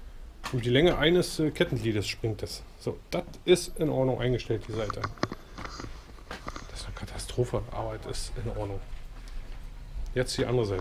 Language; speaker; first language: German; native; German